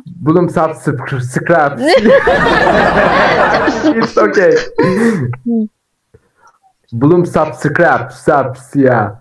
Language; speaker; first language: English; non-native, learner; Turkish